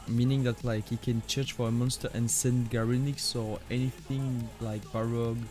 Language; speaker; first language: English; non-native, fluent; French